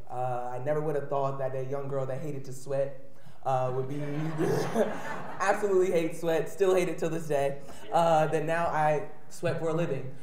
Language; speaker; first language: English; native; English